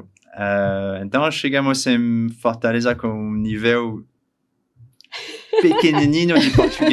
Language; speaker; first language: Portuguese; non-native, learner; French